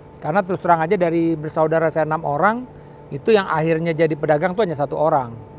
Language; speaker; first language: Indonesian; native; Indonesian